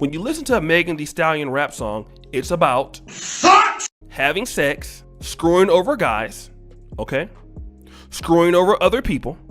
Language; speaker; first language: English; native; English